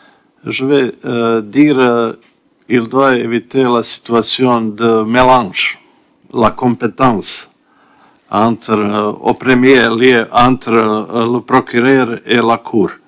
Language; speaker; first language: French; non-native, learner; Bosnian